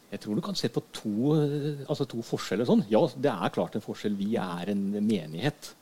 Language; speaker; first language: Norwegian; native; Norwegian